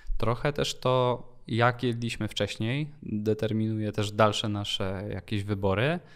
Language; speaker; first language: Polish; native; Polish